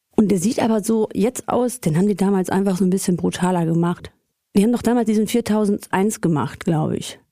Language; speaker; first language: German; early bilingual, other home language; Greek